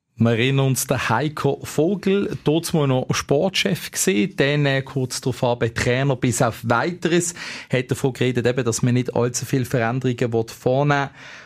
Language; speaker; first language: German; native; German